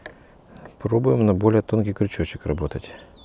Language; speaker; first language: Russian; native; Russian